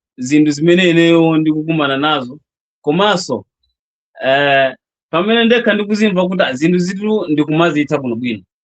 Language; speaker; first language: Nyanja; non-native, local second language; Yao